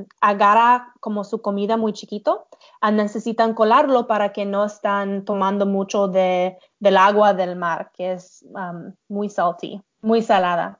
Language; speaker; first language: Spanish; non-native, learner; English